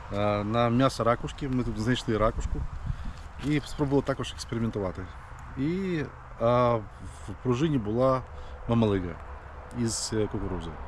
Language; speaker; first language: Ukrainian; non-native, local second language; Russian